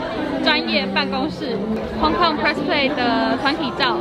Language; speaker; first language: Chinese; native; Chinese